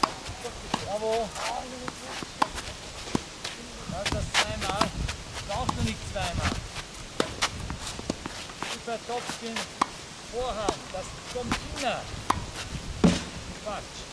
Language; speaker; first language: German; non-native, learner; Hungarian